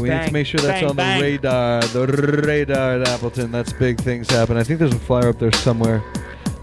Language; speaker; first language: English; native; English